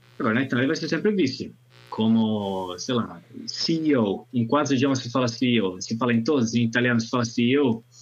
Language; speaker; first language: Portuguese; non-native, fluent; Italian